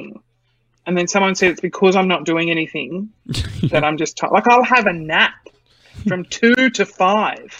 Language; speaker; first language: English; native; English